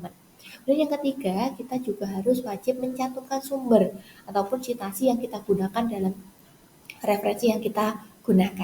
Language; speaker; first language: Indonesian; native; Indonesian